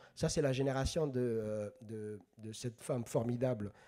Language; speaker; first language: French; non-native, local second language; Somali